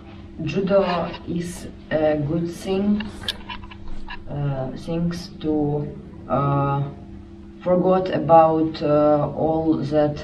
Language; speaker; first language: English; non-native, learner; Russian